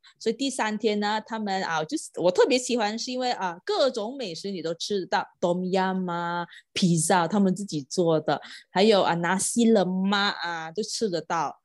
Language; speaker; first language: Chinese; non-native, local second language; Malay